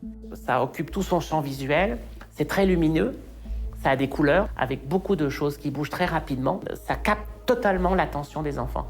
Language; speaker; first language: French; native; French